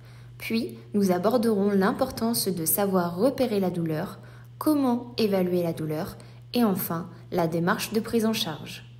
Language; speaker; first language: French; native; French